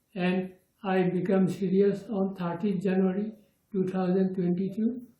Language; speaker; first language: English; non-native, local second language; Assamese